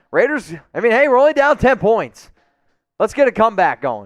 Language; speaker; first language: English; native; English